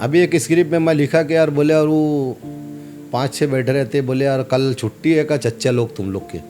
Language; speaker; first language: Hindi; non-native, local second language; Urdu